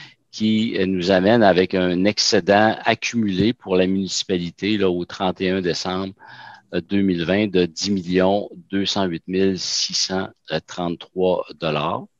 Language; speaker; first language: French; native; French